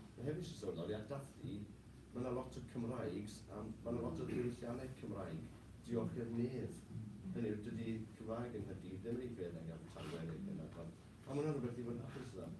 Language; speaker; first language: Welsh; non-native, local second language; English